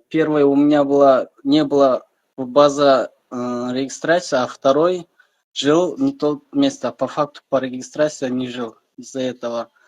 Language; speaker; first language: Russian; non-native, learner; Kyrgyz